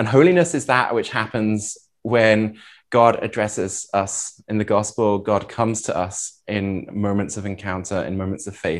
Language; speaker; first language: English; native; English